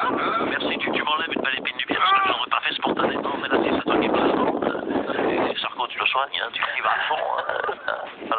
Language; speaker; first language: French; native; French